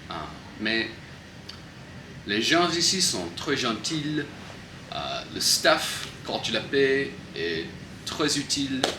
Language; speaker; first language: French; non-native, learner; English